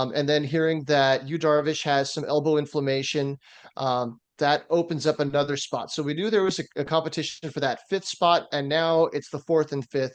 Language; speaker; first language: English; native; English